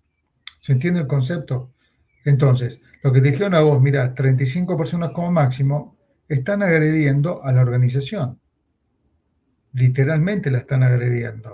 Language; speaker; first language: Spanish; native; Spanish